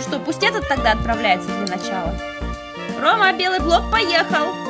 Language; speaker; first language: Russian; native; Russian